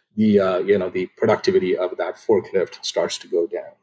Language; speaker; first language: English; non-native, local second language; Nepali